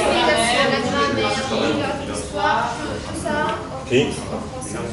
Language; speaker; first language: French; non-native, learner; Arabic